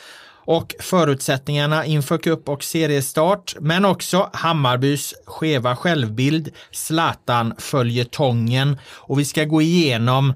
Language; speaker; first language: Swedish; native; Swedish